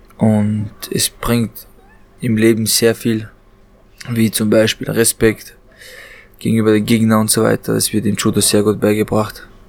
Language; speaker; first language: German; early bilingual, other home language; Chechen